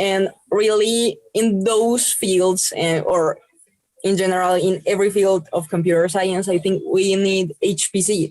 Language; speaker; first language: English; non-native, fluent; Spanish